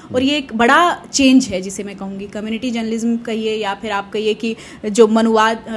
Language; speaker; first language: Hindi; native; Hindi